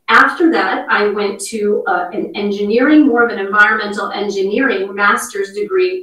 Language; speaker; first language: English; native; English